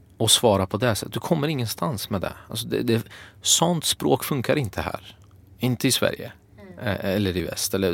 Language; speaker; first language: Swedish; early bilingual, other home language; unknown